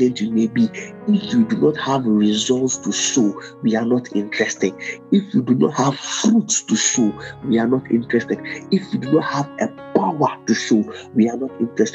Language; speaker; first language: English; non-native, local second language; Akan